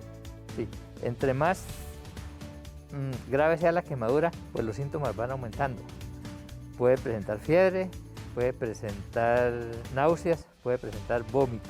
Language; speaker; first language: Spanish; native; Spanish